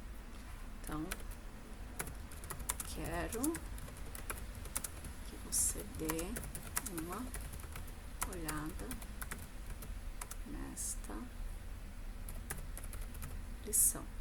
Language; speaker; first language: Portuguese; native; Portuguese